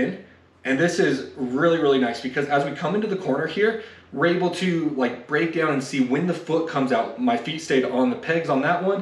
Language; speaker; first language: English; native; English